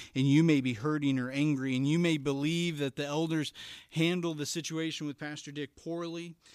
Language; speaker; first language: English; native; English